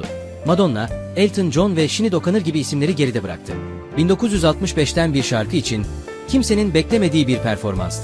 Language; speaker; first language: Turkish; native; Turkish